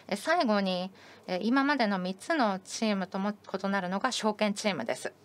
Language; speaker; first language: Japanese; non-native, fluent; English